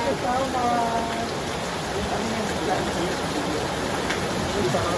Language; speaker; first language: English; non-native, learner; Filipino